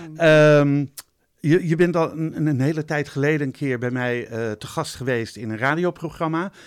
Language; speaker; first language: Dutch; native; Dutch